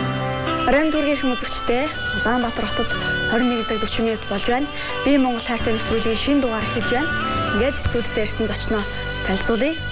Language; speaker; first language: Mongolian; native; Mongolian